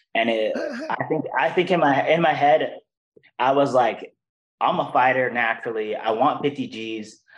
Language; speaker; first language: English; non-native, fluent; Portuguese